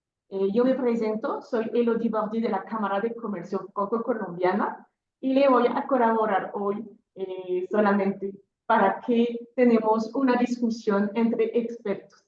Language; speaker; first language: Spanish; non-native, fluent; French